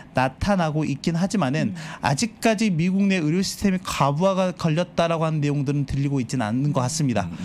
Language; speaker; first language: Korean; native; Korean